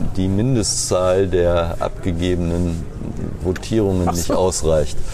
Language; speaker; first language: German; native; German